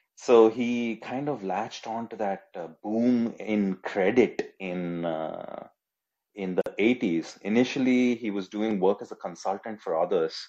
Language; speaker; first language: English; non-native, local second language; Telugu